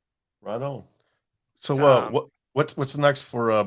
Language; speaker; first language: English; native; English